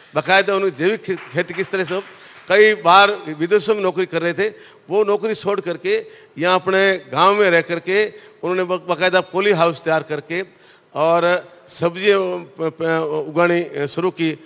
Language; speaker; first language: Hindi; native; Hindi